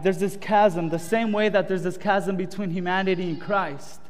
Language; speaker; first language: English; early bilingual, other home language; Spanish